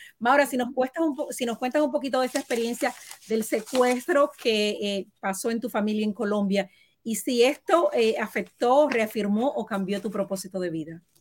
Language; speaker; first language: Spanish; native; Spanish